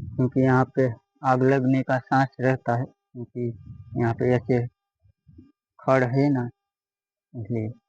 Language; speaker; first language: Hindi; non-native, local second language; Gujarati